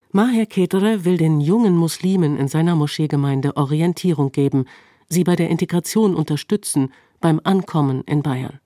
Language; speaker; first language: German; native; German